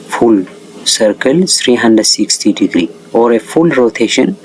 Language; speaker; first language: English; non-native, local second language; Amharic